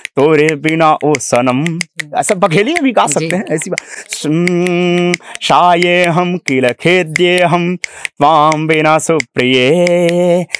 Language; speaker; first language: Hindi; native; Hindi